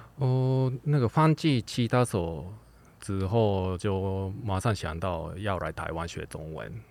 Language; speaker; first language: Chinese; non-native, fluent; Japanese